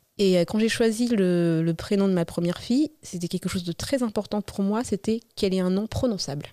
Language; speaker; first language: French; non-native, local second language; Malagasy